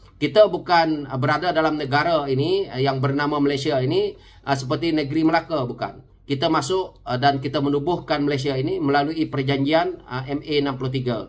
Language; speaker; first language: Malay; non-native, local second language; Iban